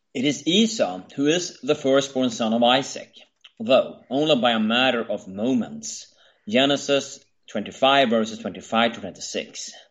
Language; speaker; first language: English; non-native, fluent; Swedish